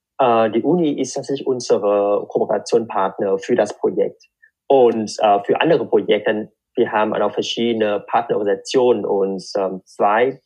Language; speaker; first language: German; non-native, fluent; Vietnamese